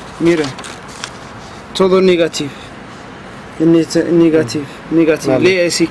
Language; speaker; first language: Spanish; non-native, learner; Arabic